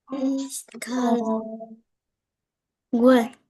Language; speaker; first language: English; non-native, learner; Vietnamese